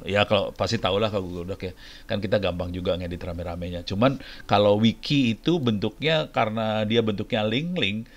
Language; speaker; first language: Indonesian; native; Indonesian